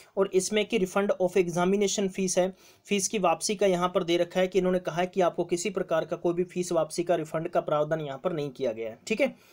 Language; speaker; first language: Hindi; non-native, local second language; Punjabi